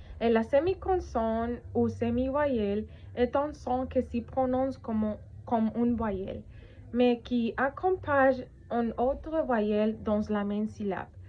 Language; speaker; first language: French; non-native, learner; Spanish